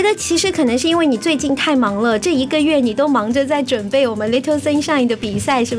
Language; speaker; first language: Chinese; native; Chinese